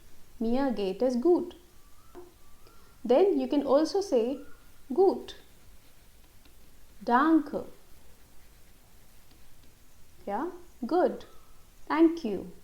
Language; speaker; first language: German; non-native, fluent; Hindi